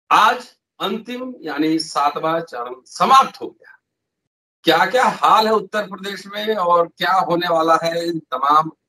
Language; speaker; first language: Hindi; native; Hindi